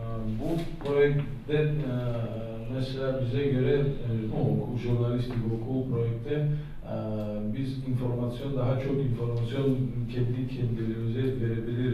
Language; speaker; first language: Turkish; non-native, learner; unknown